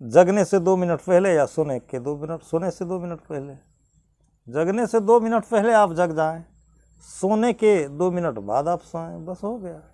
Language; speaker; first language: Hindi; native; Hindi